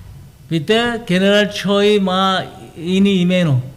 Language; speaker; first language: Czech; non-native, learner; Korean